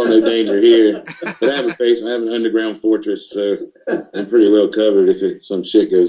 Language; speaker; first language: English; native; English